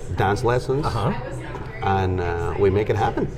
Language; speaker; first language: English; non-native, fluent; Spanish